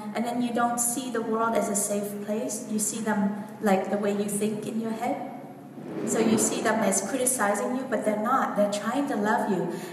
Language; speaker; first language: English; non-native, fluent; Vietnamese